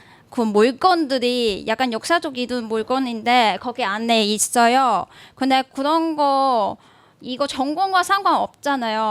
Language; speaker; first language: Korean; non-native, learner; Cantonese